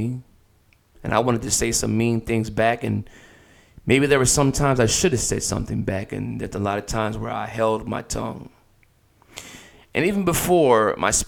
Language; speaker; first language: English; native; English